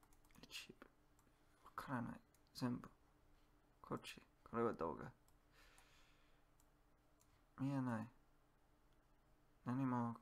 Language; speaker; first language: Japanese; non-native, learner; English